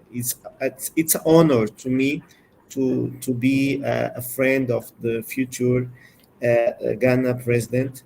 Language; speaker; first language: English; non-native, learner; Portuguese